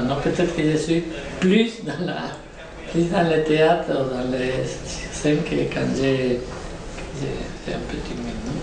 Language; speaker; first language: French; non-native, learner; Spanish